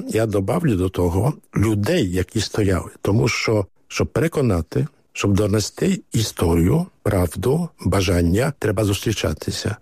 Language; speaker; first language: Ukrainian; early bilingual, heritage; Ukrainian